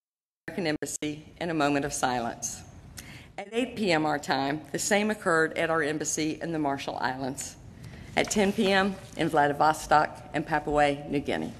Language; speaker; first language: English; native; English